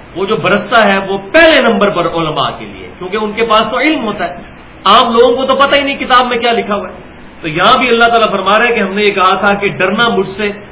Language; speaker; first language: Urdu; non-native, local second language; Punjabi